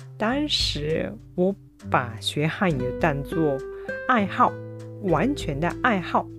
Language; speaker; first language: Chinese; non-native, fluent; Japanese